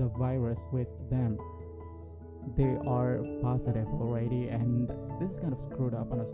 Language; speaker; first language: English; non-native, fluent; Indonesian